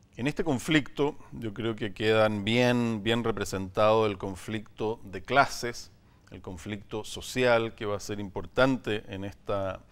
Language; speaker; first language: Spanish; native; Spanish